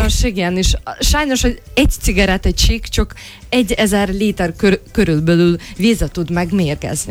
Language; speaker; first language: Hungarian; non-native, learner; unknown